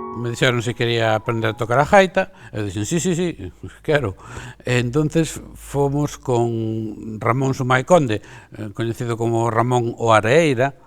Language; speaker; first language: Galician; native; Galician